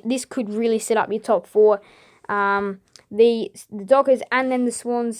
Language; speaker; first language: English; native; English